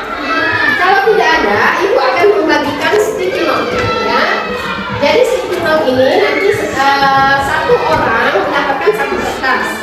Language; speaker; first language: Indonesian; native; Indonesian